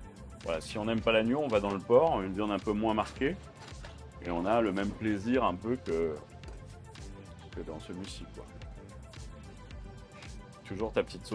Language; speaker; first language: French; native; French